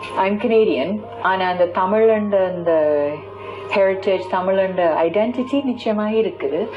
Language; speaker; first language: Tamil; early bilingual, heritage; Tamil